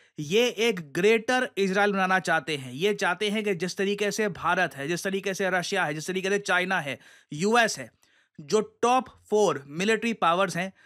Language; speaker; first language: Hindi; native; Hindi